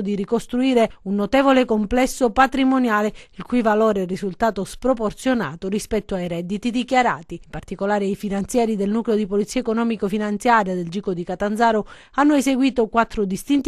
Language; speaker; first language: Italian; native; Italian